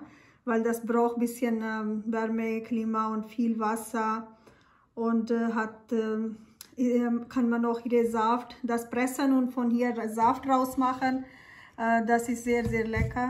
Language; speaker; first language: German; non-native, learner; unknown